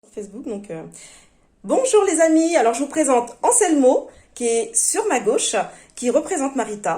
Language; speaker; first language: French; native; French